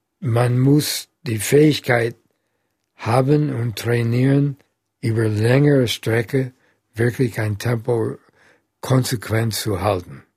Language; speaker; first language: German; non-native, fluent; English